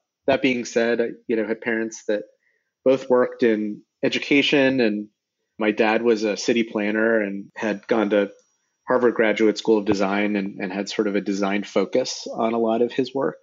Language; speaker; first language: English; native; English